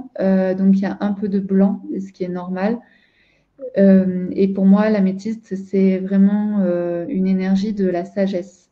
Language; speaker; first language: French; native; French